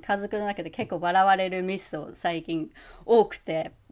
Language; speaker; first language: Japanese; non-native, fluent; English